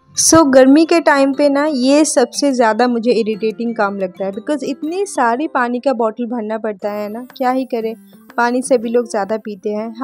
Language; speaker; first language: Hindi; non-native, local second language; Bangla